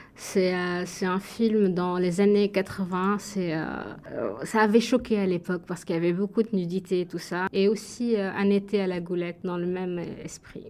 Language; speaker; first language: French; non-native, local second language; Arabic